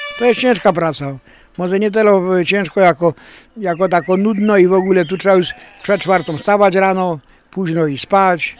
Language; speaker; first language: Polish; native; Polish